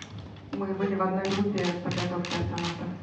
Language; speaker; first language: Russian; native; Russian